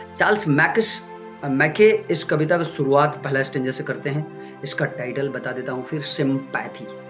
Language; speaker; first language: Hindi; native; Hindi